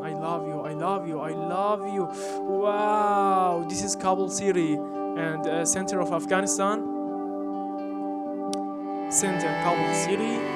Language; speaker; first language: English; non-native, learner; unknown